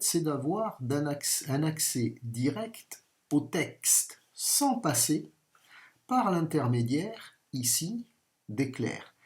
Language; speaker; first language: French; native; French